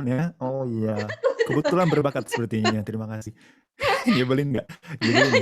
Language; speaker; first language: Indonesian; non-native, fluent; Japanese